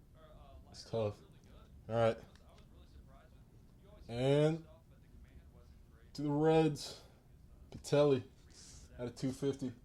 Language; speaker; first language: English; native; English